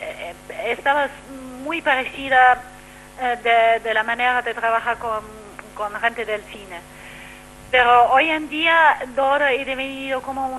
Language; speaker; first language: Spanish; non-native, fluent; German